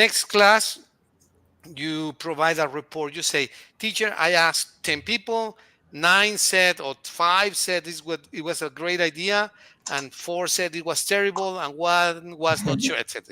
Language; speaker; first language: English; non-native, fluent; Spanish